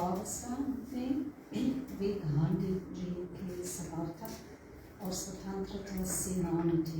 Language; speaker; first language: Hindi; non-native, fluent; German